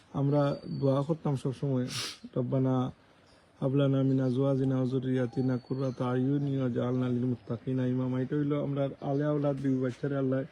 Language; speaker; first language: Bangla; native; Bangla